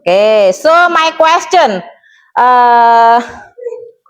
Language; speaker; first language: English; non-native, learner; Indonesian